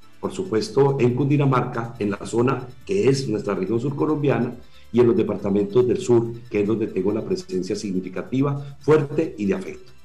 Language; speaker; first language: Spanish; native; Spanish